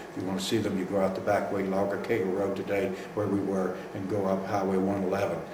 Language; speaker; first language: English; native; English